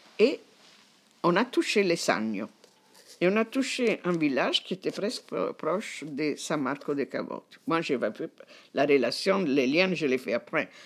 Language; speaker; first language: French; non-native, fluent; Italian